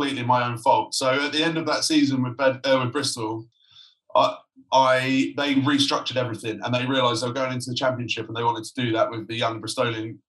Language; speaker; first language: English; native; English